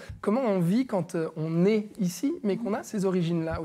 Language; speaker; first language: French; native; French